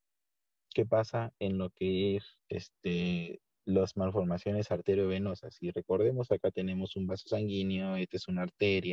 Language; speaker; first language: Spanish; native; Spanish